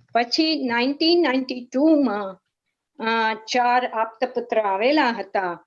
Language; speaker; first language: Gujarati; non-native, local second language; Sindhi